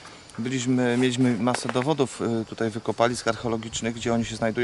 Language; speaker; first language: Polish; native; Polish